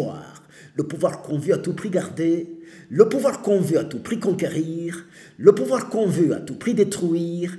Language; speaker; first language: French; non-native, local second language; Rundi